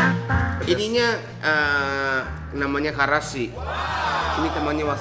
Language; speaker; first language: Indonesian; non-native, fluent; Japanese